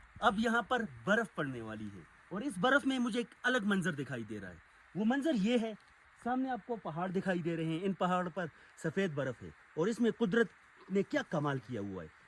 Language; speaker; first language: Urdu; non-native, local second language; Pashto